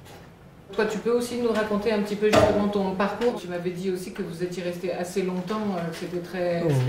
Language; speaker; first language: French; native; French